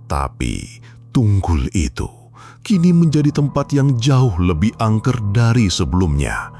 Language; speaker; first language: Indonesian; native; Indonesian